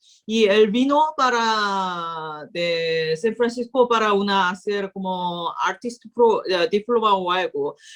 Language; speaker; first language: Spanish; non-native, learner; Korean